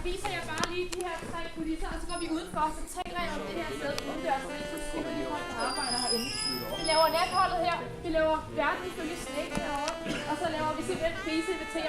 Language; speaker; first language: Danish; native; Danish